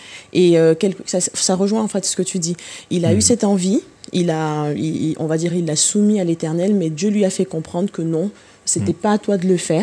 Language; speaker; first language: French; native; French